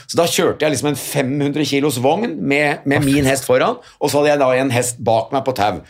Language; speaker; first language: Norwegian; native; Norwegian